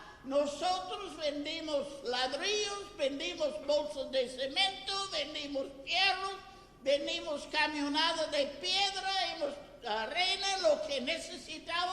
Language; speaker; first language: Spanish; non-native, fluent; English